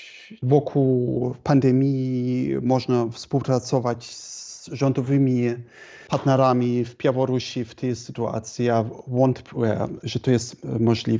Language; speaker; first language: Polish; non-native, fluent; German